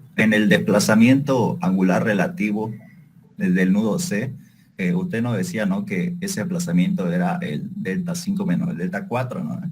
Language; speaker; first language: Spanish; native; Spanish